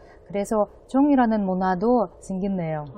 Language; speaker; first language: Korean; non-native, fluent; Russian